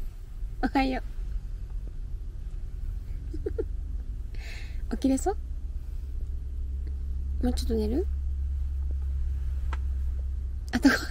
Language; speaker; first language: Japanese; native; Japanese